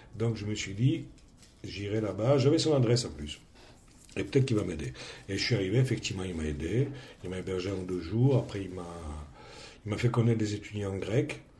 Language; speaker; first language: French; non-native, fluent; Greek